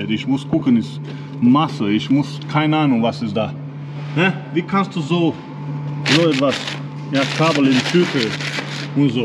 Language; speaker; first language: German; non-native, learner; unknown